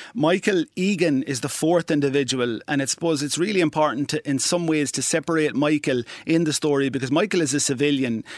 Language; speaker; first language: English; native; English